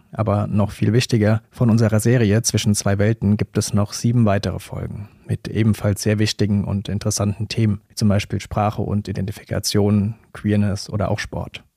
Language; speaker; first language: German; native; German